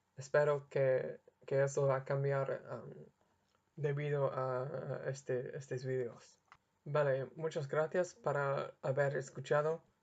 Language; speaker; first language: Spanish; non-native, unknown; English